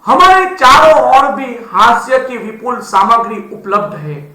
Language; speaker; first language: Hindi; non-native, local second language; Gujarati